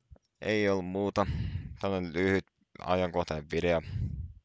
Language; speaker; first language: Finnish; native; Finnish